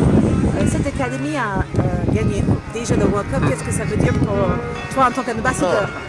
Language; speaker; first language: French; non-native, local second language; Kinyarwanda